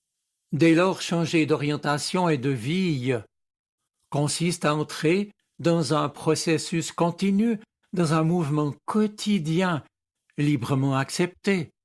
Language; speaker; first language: French; native; French